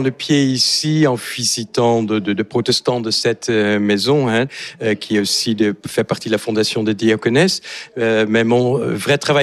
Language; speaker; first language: French; non-native, fluent; Dutch